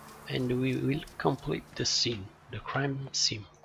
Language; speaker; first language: English; non-native, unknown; Italian